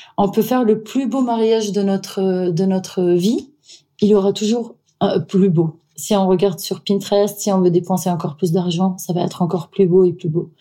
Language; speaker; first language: French; non-native, fluent; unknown